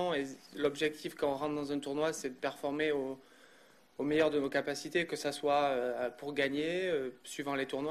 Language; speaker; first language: French; native; French